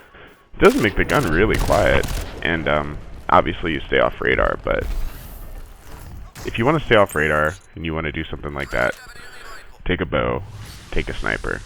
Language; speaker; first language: English; native; English